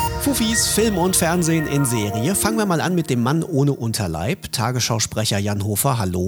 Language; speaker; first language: German; native; German